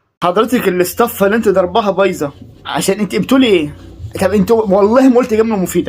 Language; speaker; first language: Arabic; native; Arabic